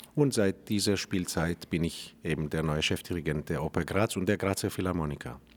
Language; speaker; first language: German; non-native, fluent; Greek